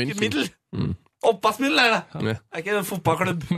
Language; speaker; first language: Norwegian; native; Norwegian